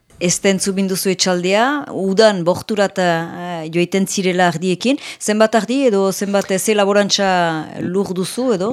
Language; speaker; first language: Basque; native; Basque